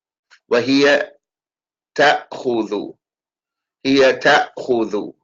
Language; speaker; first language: Arabic; non-native, fluent; English